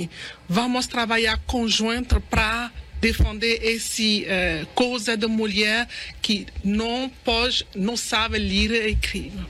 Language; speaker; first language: Portuguese; non-native, learner; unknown